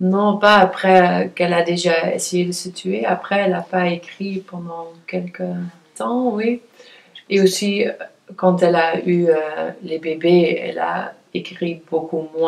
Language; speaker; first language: French; non-native, fluent; Dutch